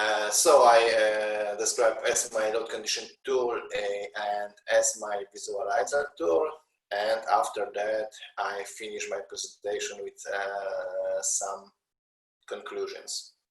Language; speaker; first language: English; non-native, learner; Polish